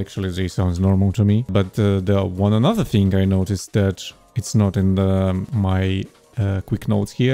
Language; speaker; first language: English; non-native, fluent; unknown